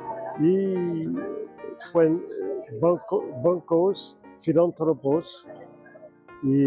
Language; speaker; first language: Spanish; non-native, fluent; French